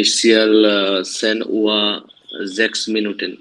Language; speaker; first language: German; non-native, learner; Bangla